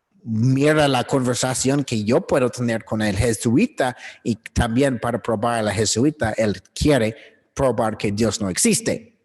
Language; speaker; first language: Spanish; non-native, learner; English